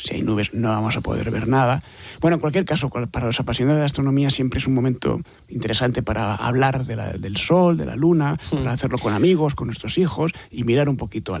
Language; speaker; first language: Spanish; native; Spanish